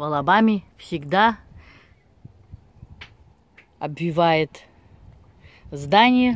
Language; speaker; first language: Russian; native; Russian